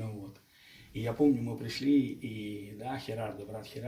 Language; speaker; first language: Russian; native; Russian